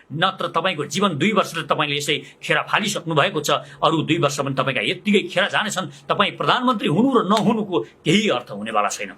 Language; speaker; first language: Nepali; native; Nepali